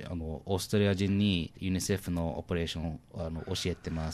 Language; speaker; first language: Japanese; non-native, learner; English